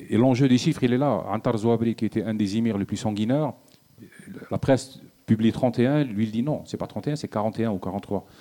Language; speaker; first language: French; non-native, local second language; Arabic